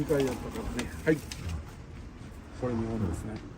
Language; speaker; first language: Japanese; native; Japanese